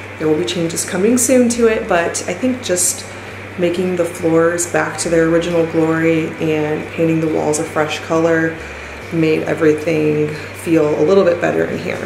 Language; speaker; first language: English; native; English